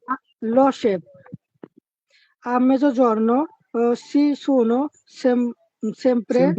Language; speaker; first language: Italian; non-native, learner; Bangla